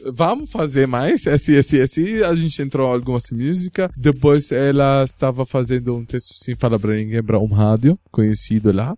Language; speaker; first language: Portuguese; non-native, learner; Arabic